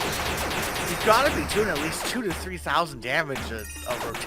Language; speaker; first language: English; native; English